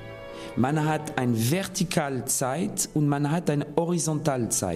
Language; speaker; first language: German; non-native, fluent; French